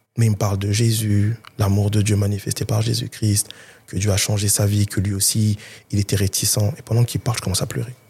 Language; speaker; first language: French; early bilingual, other home language; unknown